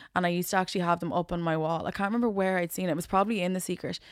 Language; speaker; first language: English; native; English